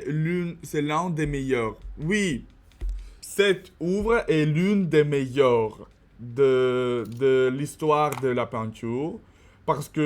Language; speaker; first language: French; non-native, learner; Russian